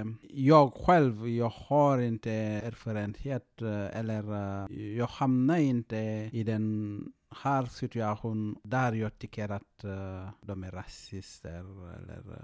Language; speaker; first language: Swedish; non-native, fluent; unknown